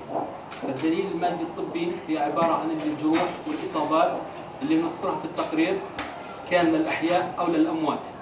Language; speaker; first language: Arabic; native; Arabic